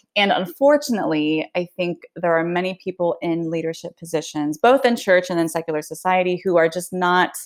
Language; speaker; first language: English; early bilingual, other home language; Swedish